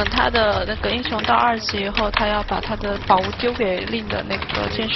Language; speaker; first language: Chinese; native; Chinese